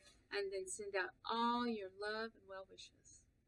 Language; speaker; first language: English; native; English